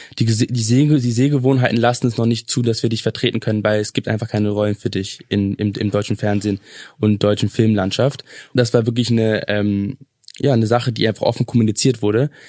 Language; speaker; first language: German; early bilingual, other home language; English